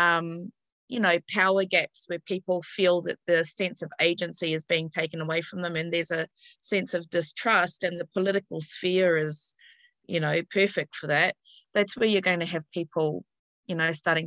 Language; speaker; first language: English; native; English